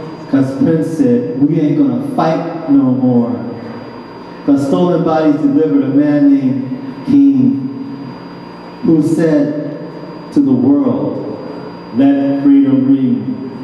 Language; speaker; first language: English; native; English